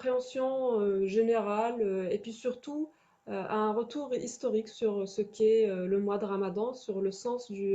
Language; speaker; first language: French; native; French